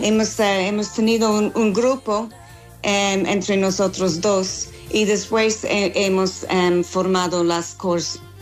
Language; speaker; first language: Spanish; non-native, fluent; English